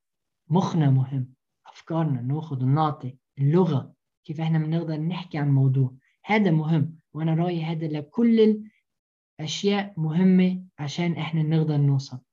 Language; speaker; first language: Arabic; early bilingual, heritage; Arabic